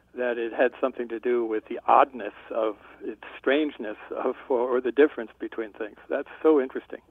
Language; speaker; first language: English; native; English